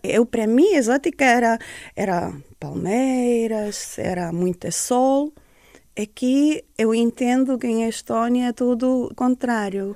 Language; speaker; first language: Portuguese; non-native, fluent; Estonian